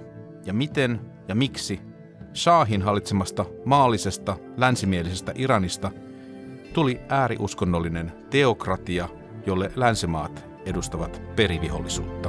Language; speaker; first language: Finnish; native; Finnish